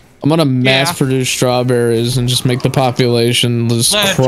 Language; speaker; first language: English; native; English